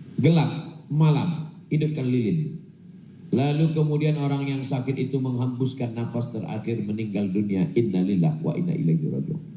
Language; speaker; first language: Malay; non-native, local second language; Minangkabau